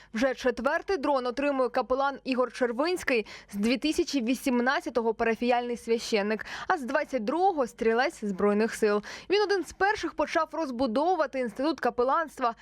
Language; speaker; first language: Ukrainian; native; Ukrainian